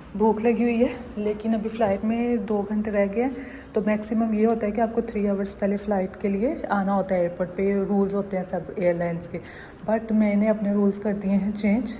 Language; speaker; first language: Urdu; native; Urdu